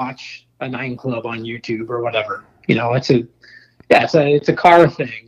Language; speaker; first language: English; native; English